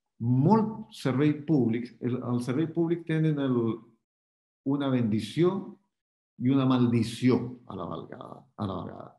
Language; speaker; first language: Catalan; non-native, local second language; Spanish